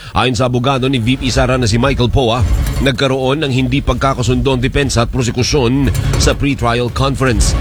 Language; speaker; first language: Filipino; native; Filipino